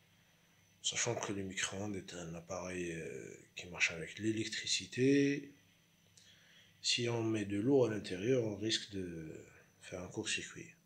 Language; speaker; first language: French; non-native, local second language; Arabic